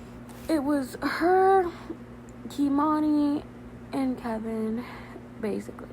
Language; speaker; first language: English; native; English